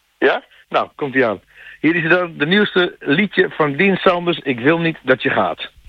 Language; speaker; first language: Dutch; early bilingual, other home language; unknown